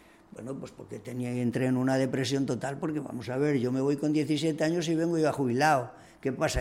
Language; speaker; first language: Spanish; native; Spanish